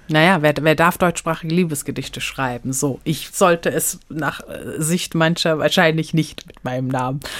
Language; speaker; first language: German; early bilingual, other home language; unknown